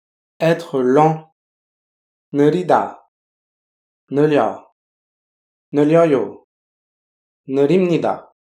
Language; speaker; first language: Korean; non-native, fluent; French